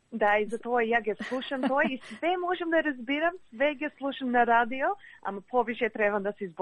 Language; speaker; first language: Macedonian; early bilingual, heritage; English